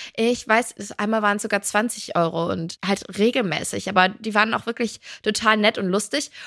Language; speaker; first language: German; native; German